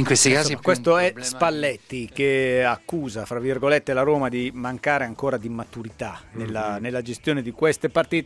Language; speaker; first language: Italian; native; Italian